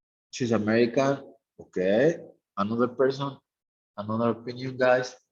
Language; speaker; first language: English; non-native, fluent; Spanish